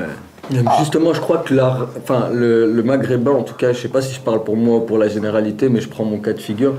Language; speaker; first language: French; early bilingual, other home language; Arabic